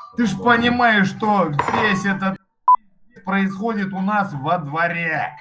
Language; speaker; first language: Russian; native; Russian